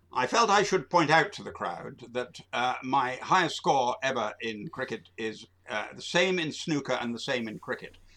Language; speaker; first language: English; native; English